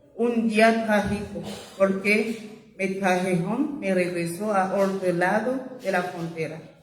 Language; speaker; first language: Spanish; non-native, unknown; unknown